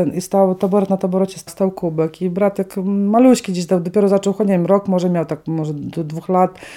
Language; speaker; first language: Polish; non-native, fluent; Ukrainian